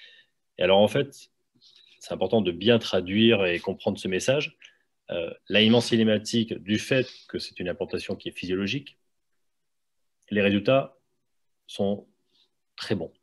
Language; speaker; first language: French; native; French